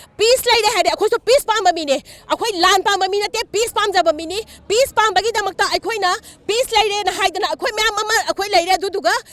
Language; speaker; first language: Manipuri; native; Manipuri